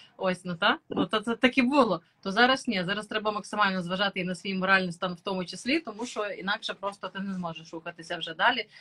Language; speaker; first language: Ukrainian; native; Ukrainian